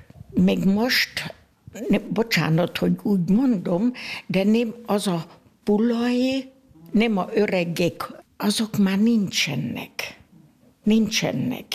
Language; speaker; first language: Hungarian; early bilingual, heritage; Hungarian